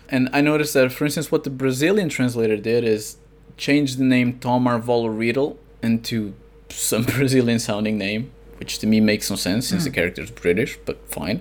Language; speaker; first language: English; non-native, fluent; Portuguese